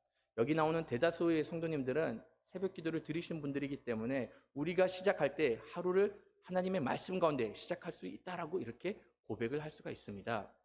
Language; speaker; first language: Korean; native; Korean